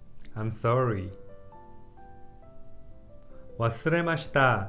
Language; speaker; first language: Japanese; non-native, fluent; Korean